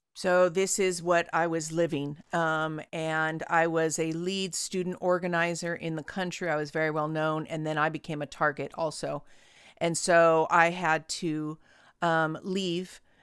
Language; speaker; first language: English; native; English